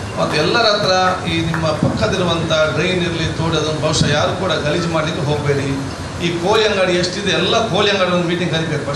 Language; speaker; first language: Kannada; non-native, local second language; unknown